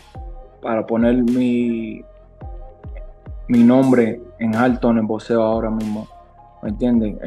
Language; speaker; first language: Spanish; early bilingual, heritage; Spanish